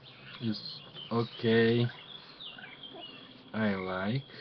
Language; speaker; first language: English; non-native, learner; Ukrainian